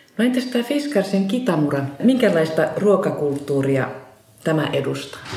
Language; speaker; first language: Finnish; native; Finnish